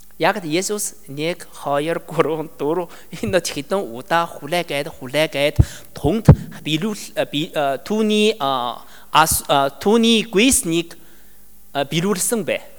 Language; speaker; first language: Mongolian; non-native, learner; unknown